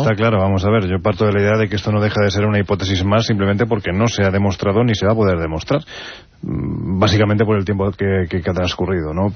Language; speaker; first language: Spanish; native; Spanish